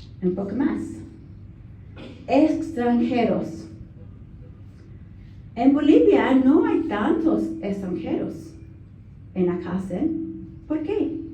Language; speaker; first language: Spanish; non-native, learner; English